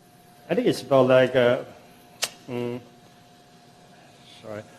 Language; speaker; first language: English; non-native, fluent; Thai